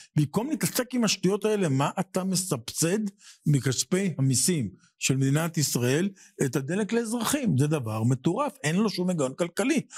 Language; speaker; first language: Hebrew; native; Hebrew